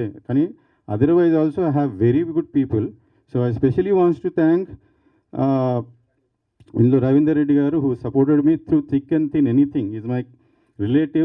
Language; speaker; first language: Telugu; native; Telugu